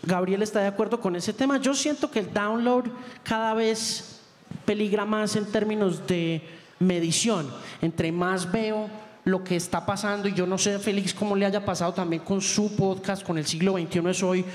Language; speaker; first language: Spanish; native; Spanish